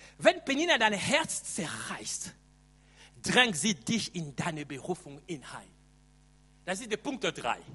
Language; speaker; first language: German; non-native, fluent; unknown